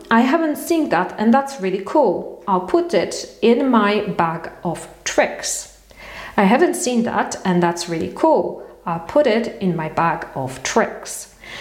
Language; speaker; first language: English; non-native, fluent; Polish